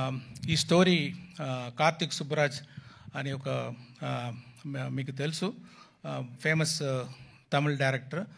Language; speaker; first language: Telugu; non-native, local second language; Tamil